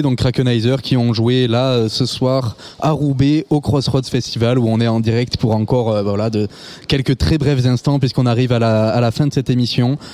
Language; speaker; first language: French; native; French